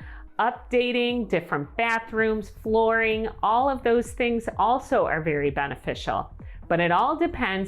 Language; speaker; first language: English; native; English